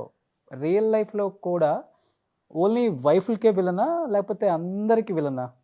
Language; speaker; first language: Telugu; native; Telugu